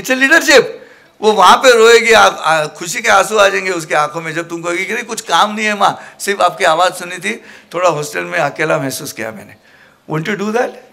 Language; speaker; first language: Hindi; non-native, local second language; Marathi